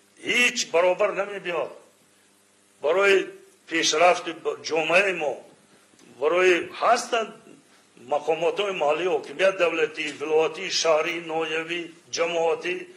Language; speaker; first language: Tajik; non-native, local second language; Shughni